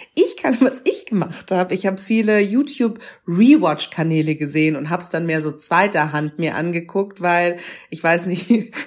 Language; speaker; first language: German; native; German